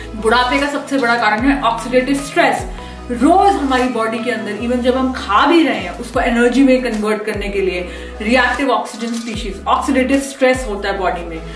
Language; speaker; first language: Hindi; native; Hindi